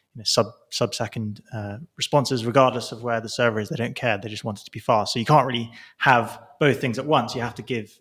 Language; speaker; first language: English; native; English